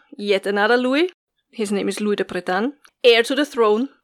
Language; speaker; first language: English; non-native, fluent; German